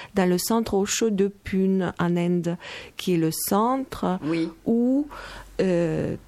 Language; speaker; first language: French; non-native, fluent; Romanian